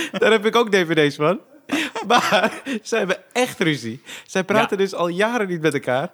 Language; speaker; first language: Dutch; native; Dutch